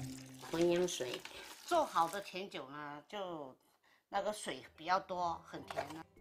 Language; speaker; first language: Chinese; native; Chinese